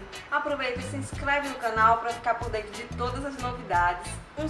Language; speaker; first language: Portuguese; native; Portuguese